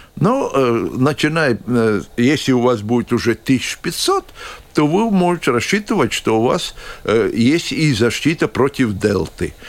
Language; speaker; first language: Russian; non-native, local second language; Latvian